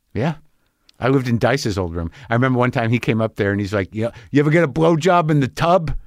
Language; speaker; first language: English; native; English